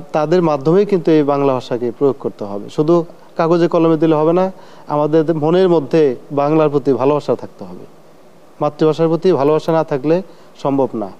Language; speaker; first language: Bangla; native; Bangla